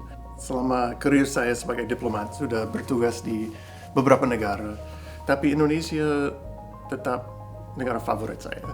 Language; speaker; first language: Indonesian; non-native, fluent; English